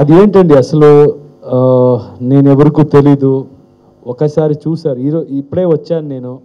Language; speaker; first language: Telugu; non-native, learner; Kannada